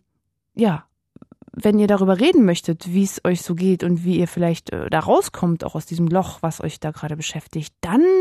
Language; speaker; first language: German; native; German